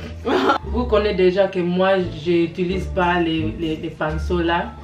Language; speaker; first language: French; early bilingual, heritage; French